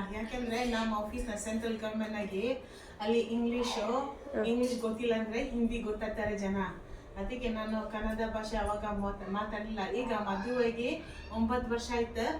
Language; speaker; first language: Kannada; non-native, learner; Manipuri